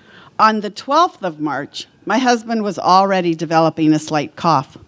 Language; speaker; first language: English; native; English